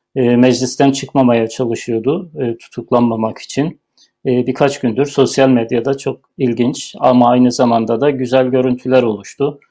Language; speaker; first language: Turkish; native; Turkish